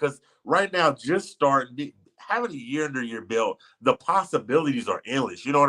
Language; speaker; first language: English; native; English